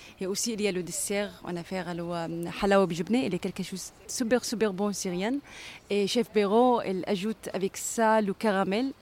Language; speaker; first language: French; non-native, learner; Arabic